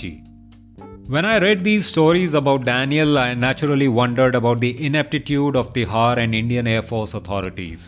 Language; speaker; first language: English; non-native, local second language; Hindi